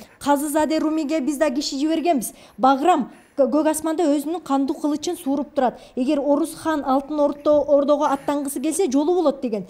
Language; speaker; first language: Kyrgyz; native; Kyrgyz